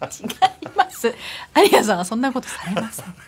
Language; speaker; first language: Japanese; native; Japanese